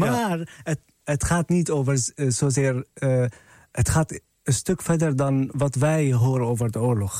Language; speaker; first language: Dutch; non-native, fluent; Arabic